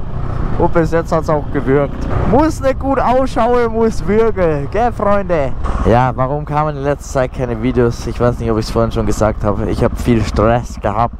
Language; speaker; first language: German; native; German